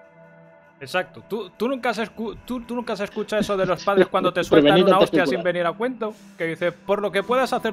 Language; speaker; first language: Spanish; native; Spanish